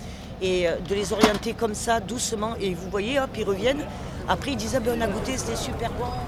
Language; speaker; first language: French; native; French